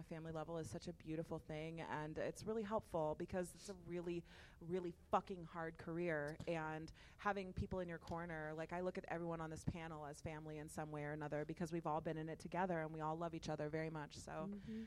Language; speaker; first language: English; native; English